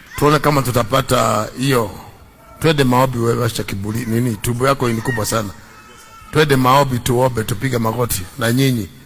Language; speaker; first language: Swahili; non-native, local second language; Kikuyu